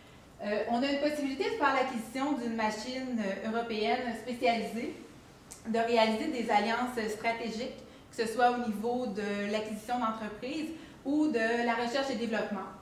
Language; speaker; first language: French; native; French